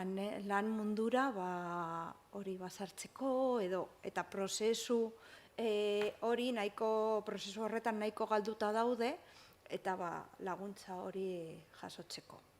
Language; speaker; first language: Basque; non-native, local second language; Spanish